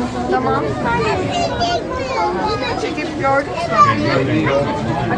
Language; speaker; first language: Turkish; native; Turkish